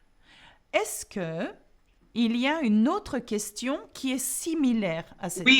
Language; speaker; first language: French; non-native, fluent; English